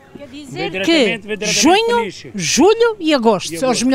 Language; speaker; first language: Portuguese; native; Portuguese